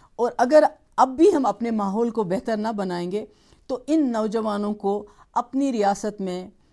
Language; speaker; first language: Hindi; non-native, local second language; Kashmiri